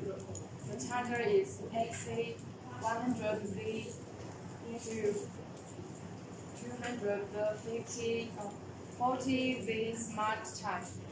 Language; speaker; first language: English; non-native, learner; Chinese